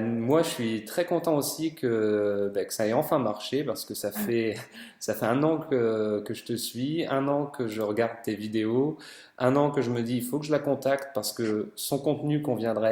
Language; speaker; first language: French; native; French